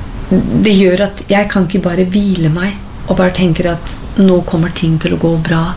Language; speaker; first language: Norwegian; non-native, fluent; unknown